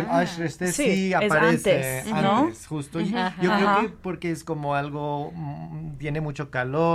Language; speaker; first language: Spanish; early bilingual, heritage; Spanish